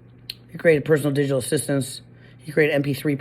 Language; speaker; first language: English; native; English